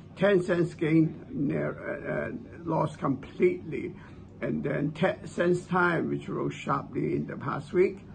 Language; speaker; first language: English; non-native, local second language; Cantonese